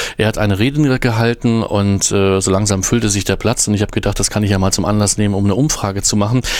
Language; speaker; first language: German; native; German